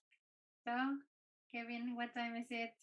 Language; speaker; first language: English; non-native, fluent; Spanish